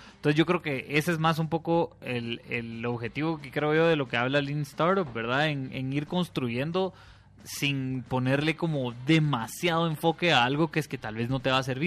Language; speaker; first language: Spanish; native; Spanish